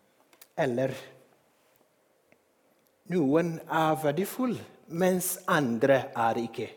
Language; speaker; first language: Norwegian; non-native, fluent; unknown